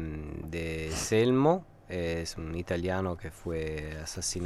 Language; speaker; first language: Spanish; non-native, fluent; Italian